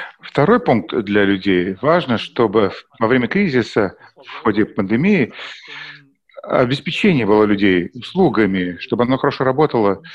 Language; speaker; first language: Russian; non-native, fluent; German